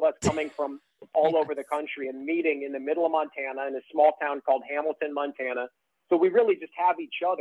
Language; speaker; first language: English; native; English